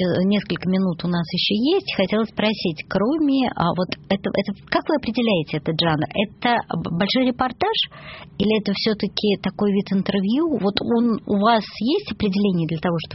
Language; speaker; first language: Russian; native; Russian